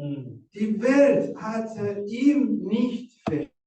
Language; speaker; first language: German; non-native, fluent; Rundi